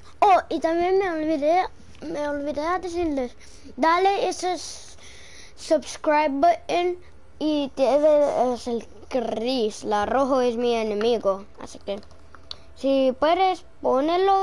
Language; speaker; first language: Spanish; early bilingual, heritage; English